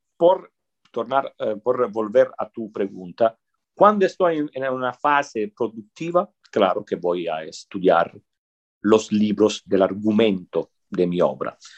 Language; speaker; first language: Spanish; non-native, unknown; Italian